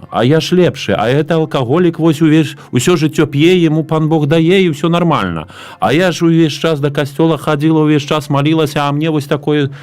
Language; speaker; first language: Belarusian; native; Belarusian